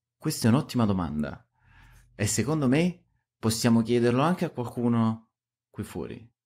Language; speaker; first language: Italian; native; Italian